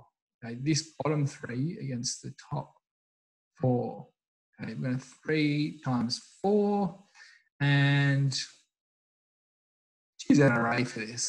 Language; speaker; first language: English; native; English